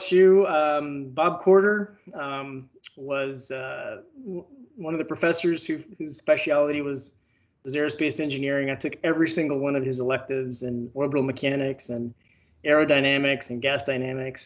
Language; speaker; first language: English; native; English